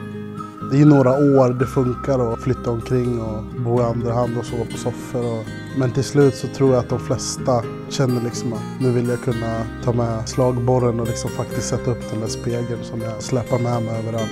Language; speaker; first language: Swedish; native; Swedish